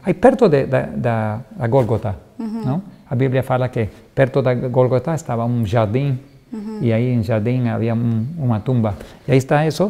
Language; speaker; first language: Portuguese; non-native, fluent; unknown